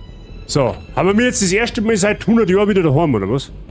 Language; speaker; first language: German; native; German